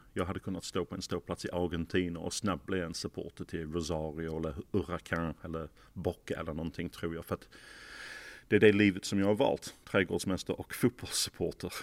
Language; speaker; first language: Swedish; non-native, fluent; English